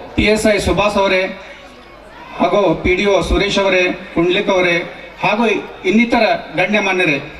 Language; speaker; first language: Kannada; non-native, local second language; Lambadi